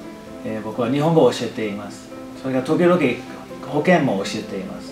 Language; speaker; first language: Japanese; non-native, fluent; English